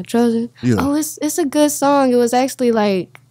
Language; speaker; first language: English; native; English